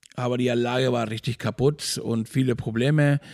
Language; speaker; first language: German; non-native, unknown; Spanish